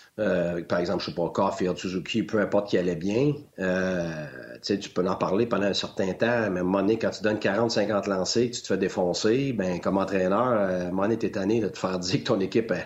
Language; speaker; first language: French; native; French